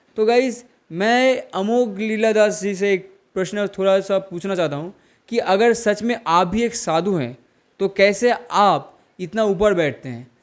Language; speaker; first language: Hindi; non-native, local second language; Bangla